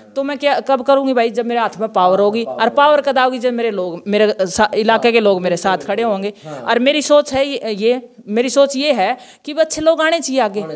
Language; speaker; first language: Hindi; native; Hindi